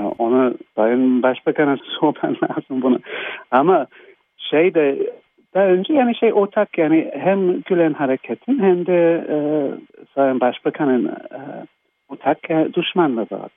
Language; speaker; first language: Turkish; non-native, fluent; English